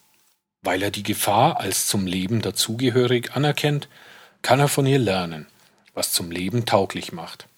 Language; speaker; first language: German; native; German